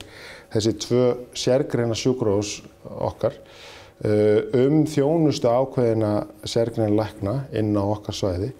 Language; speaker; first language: Icelandic; native; Icelandic